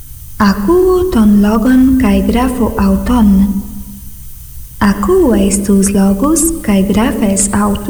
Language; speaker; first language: Greek; non-native, fluent; Portuguese